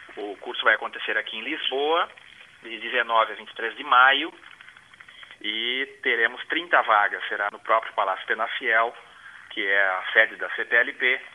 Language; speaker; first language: Portuguese; native; Portuguese